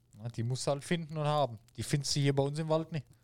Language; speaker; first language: German; native; German